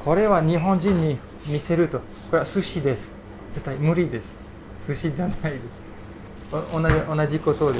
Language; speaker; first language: Japanese; non-native, learner; French